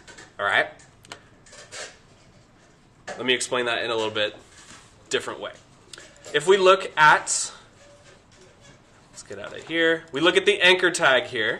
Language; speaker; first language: English; native; English